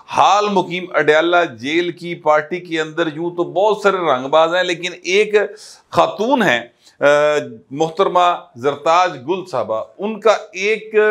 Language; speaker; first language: Urdu; non-native, local second language; Punjabi